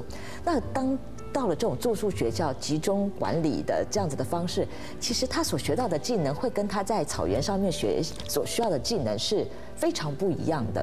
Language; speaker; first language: Chinese; native; Chinese